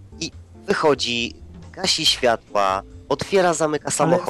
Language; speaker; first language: Polish; native; Polish